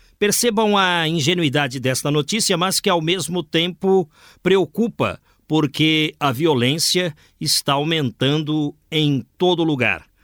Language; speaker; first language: Portuguese; native; Portuguese